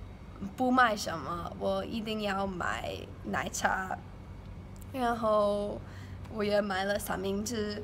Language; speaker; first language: Chinese; non-native, learner; English